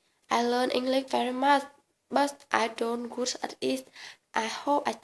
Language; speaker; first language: English; non-native, learner; Vietnamese